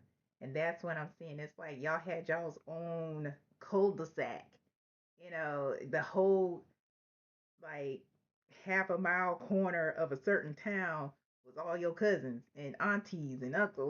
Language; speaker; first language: English; native; English